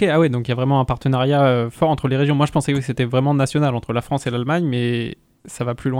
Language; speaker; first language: French; native; French